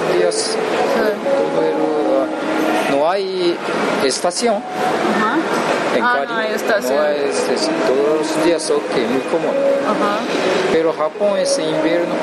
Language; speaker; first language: Spanish; non-native, learner; Japanese